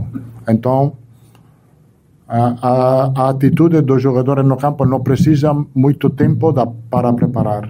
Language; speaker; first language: Spanish; non-native, fluent; Italian